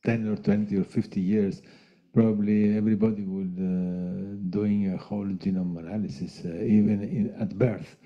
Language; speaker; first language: English; non-native, fluent; Greek